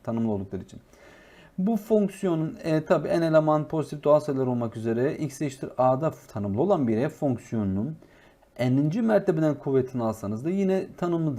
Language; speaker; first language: Turkish; native; Turkish